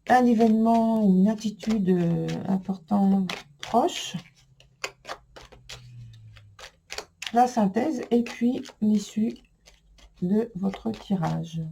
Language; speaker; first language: French; native; French